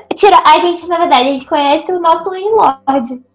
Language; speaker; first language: Portuguese; native; Portuguese